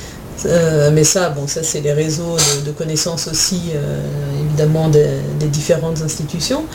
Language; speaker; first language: French; native; French